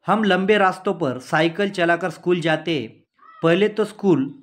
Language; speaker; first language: Hindi; non-native, local second language; Marathi